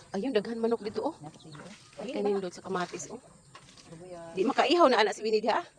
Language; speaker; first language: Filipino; non-native, local second language; Cebuano